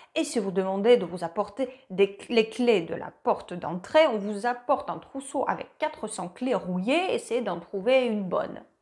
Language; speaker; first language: French; non-native, fluent; Russian